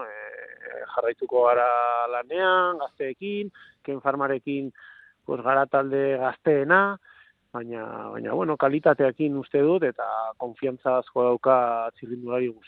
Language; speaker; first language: Basque; non-native, local second language; Spanish